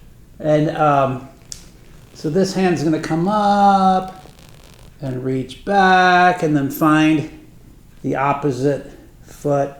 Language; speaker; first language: English; native; English